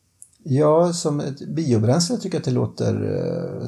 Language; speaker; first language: Swedish; native; Swedish